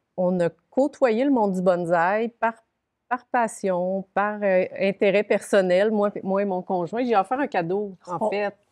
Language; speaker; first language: French; native; French